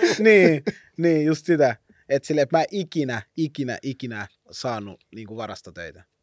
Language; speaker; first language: Finnish; early bilingual, other home language; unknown